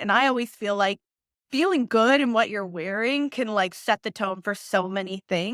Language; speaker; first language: English; native; English